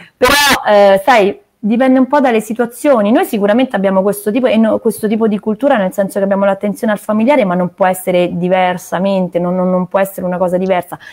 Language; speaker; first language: Italian; native; Italian